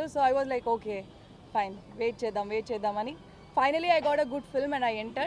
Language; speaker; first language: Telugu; non-native, fluent; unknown